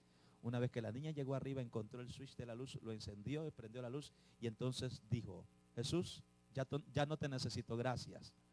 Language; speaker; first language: Spanish; native; Spanish